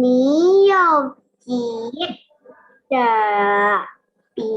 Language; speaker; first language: Chinese; non-native, learner; Indonesian